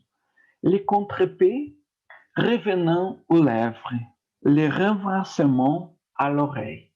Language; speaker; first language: French; non-native, fluent; Portuguese